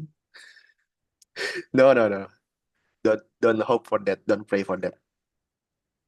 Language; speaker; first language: English; non-native, learner; Indonesian